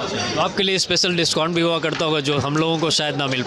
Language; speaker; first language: Hindi; native; Hindi